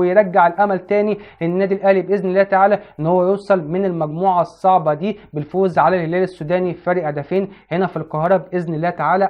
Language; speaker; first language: Arabic; native; Arabic